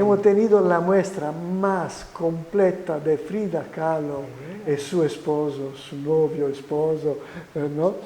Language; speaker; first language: Spanish; non-native, fluent; Italian